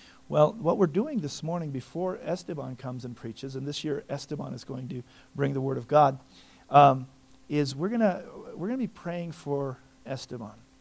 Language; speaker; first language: English; native; English